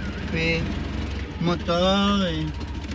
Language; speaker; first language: French; non-native, learner; Spanish